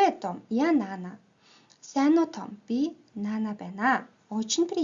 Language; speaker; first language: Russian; non-native, fluent; Mongolian